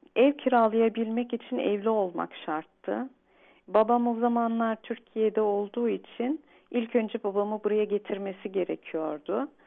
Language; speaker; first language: Turkish; early bilingual, heritage; Turkish